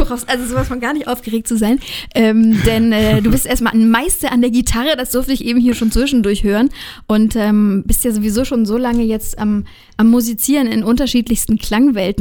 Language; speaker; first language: German; native; German